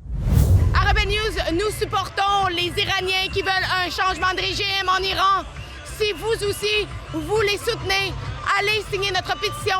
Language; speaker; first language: French; native; French